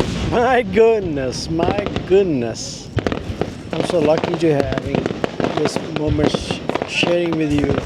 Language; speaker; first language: English; non-native, local second language; Urdu